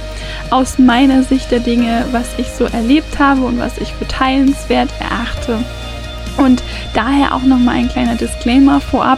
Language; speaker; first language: German; native; German